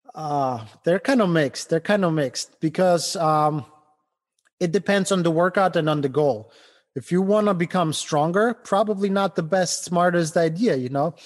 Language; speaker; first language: English; non-native, fluent; Ukrainian